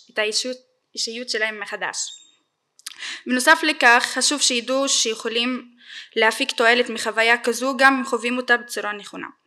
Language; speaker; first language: Hebrew; non-native, local second language; Arabic